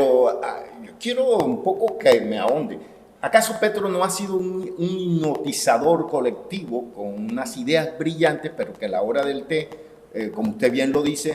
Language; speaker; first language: Spanish; native; Spanish